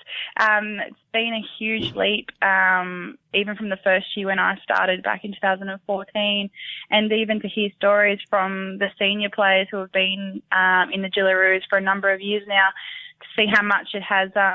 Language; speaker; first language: English; native; English